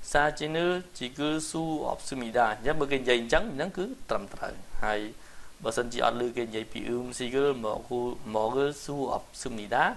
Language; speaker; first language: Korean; non-native, learner; Khmer